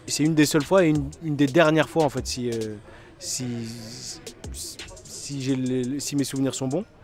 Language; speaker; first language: French; native; French